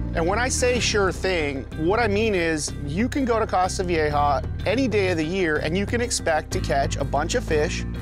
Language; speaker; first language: English; native; English